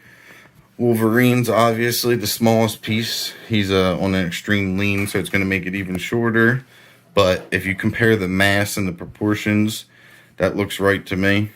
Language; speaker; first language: English; native; English